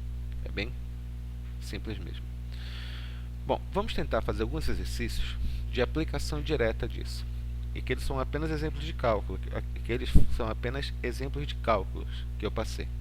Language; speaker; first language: Portuguese; native; Portuguese